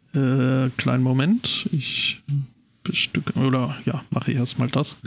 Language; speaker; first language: German; non-native, fluent; English